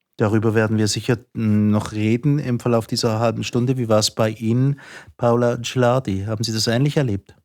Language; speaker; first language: German; native; German